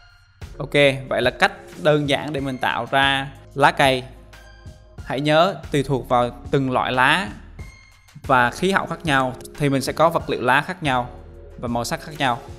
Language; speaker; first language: Vietnamese; native; Vietnamese